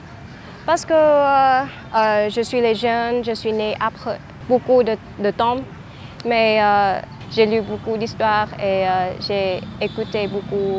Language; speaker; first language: French; non-native, learner; Vietnamese